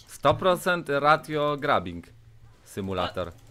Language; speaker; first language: English; non-native, learner; Polish